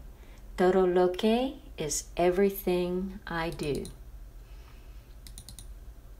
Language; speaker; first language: Spanish; non-native, fluent; English